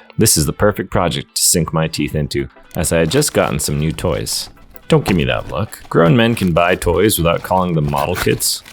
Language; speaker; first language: English; native; English